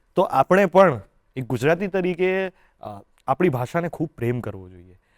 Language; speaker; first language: Gujarati; native; Gujarati